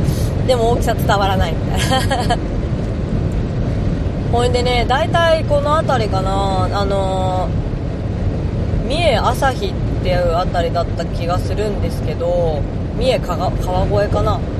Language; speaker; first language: Japanese; native; Japanese